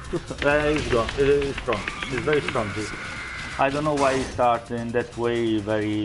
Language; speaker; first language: English; non-native, learner; Italian